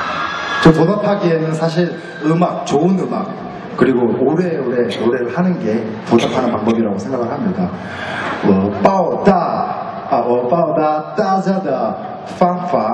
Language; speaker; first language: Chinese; non-native, learner; Korean